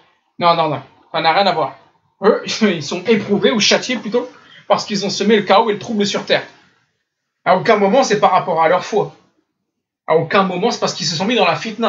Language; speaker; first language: French; native; French